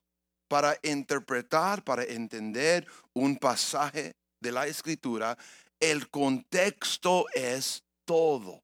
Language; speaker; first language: Spanish; early bilingual, heritage; English